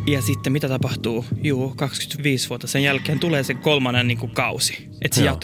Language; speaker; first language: Finnish; early bilingual, heritage; Swedish